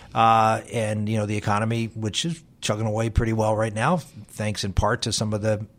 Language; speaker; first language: English; native; English